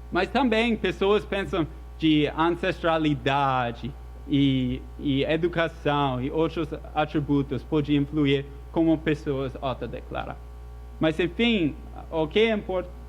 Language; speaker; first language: Portuguese; non-native, fluent; English